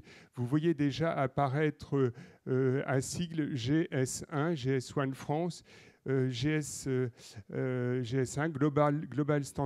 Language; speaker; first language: French; native; French